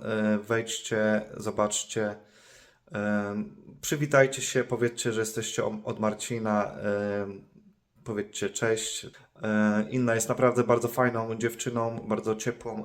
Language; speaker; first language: Polish; native; Polish